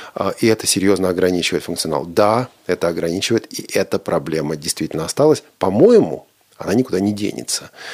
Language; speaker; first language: Russian; native; Russian